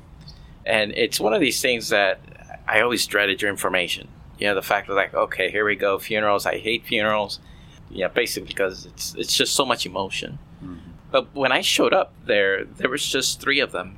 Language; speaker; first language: English; native; English